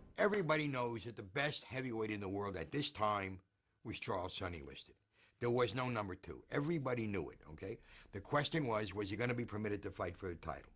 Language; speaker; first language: English; native; English